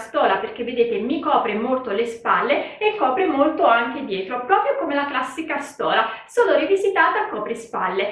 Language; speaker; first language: Italian; native; Italian